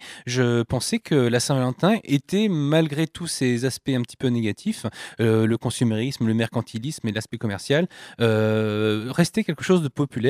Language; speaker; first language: French; native; French